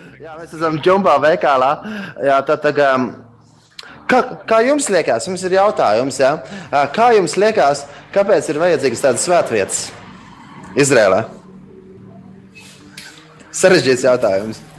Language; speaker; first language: Latvian; native; Latvian